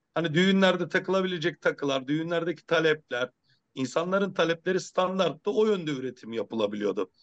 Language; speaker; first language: Turkish; native; Turkish